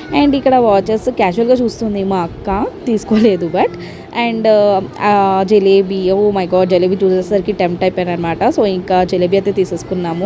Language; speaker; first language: Telugu; non-native, local second language; Tamil